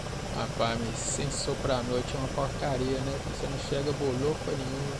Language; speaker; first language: Portuguese; native; Portuguese